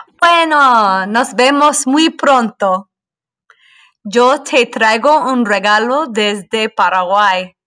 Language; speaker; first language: Spanish; non-native, fluent; English